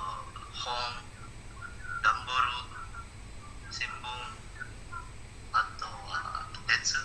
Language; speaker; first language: Japanese; non-native, learner; Indonesian